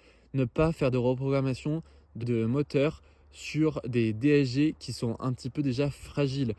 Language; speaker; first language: French; native; French